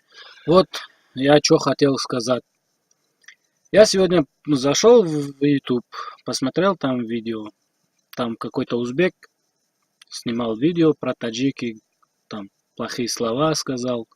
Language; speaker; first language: Russian; non-native, learner; Tajik